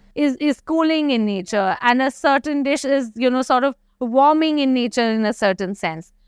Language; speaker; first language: English; non-native, local second language; Kashmiri